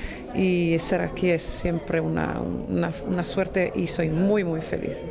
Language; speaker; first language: Spanish; non-native, fluent; Italian